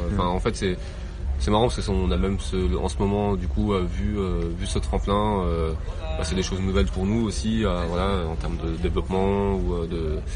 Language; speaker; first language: French; native; French